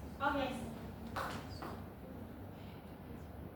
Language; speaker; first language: English; non-native, learner; Indonesian